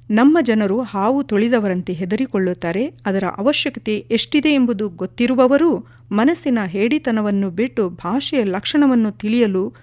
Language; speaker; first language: Kannada; non-native, local second language; Kodava